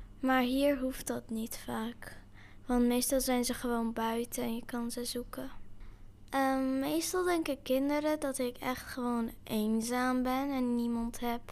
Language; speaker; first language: Dutch; early bilingual, other home language; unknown